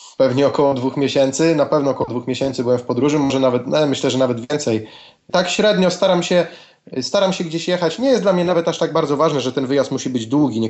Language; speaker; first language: Polish; native; Polish